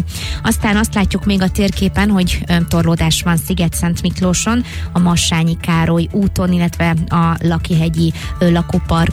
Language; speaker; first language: Hungarian; native; Hungarian